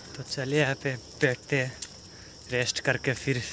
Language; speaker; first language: Hindi; non-native, local second language; Bangla